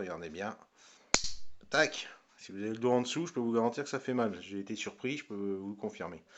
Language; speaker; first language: French; native; French